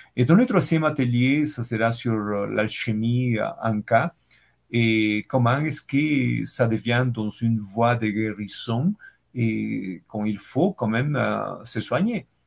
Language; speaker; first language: French; non-native, fluent; Spanish